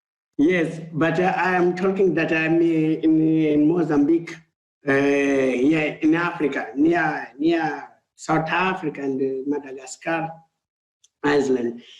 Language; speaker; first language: English; non-native, learner; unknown